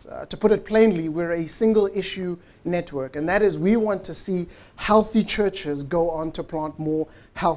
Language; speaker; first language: English; non-native, local second language; Tswana